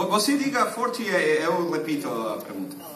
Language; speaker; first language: Portuguese; non-native, learner; Spanish